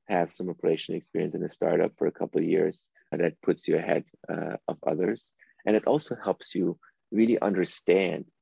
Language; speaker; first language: English; early bilingual, other home language; Persian